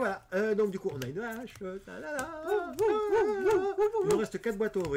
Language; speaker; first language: French; native; French